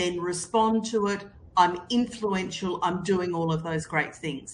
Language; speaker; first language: English; native; English